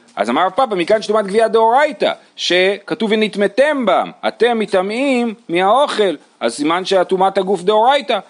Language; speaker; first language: Hebrew; native; Hebrew